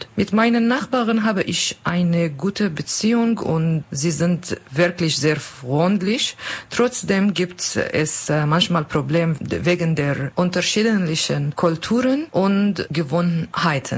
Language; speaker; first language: German; non-native, learner; Kurdish